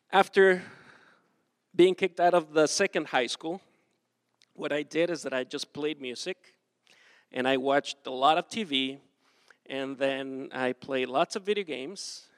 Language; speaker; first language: English; non-native, fluent; Spanish